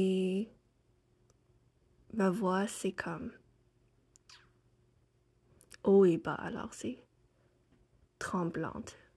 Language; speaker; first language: French; non-native, fluent; English